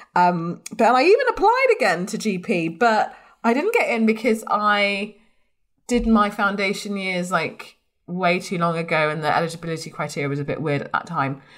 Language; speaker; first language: English; native; English